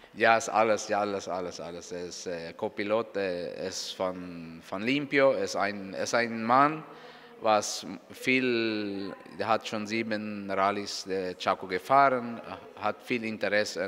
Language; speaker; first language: German; non-native, local second language; Spanish